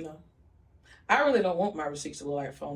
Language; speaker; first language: English; native; English